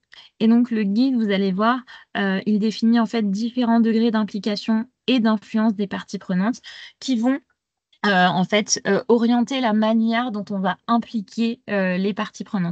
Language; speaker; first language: French; native; French